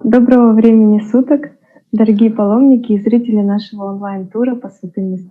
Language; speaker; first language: Russian; native; Russian